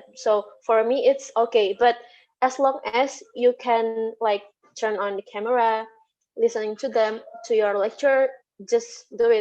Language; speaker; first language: English; non-native, fluent; Indonesian